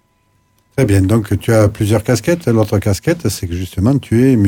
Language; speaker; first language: French; native; French